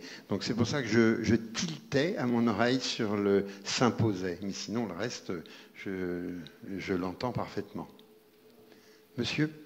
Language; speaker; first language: French; native; French